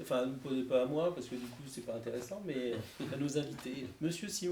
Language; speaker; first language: French; native; French